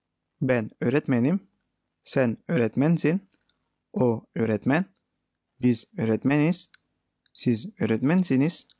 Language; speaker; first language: Turkish; non-native, fluent; Indonesian